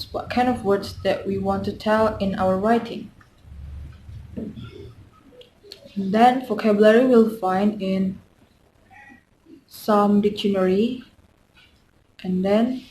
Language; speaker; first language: English; non-native, learner; Indonesian